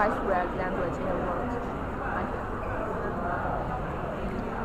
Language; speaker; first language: English; non-native, learner; Chinese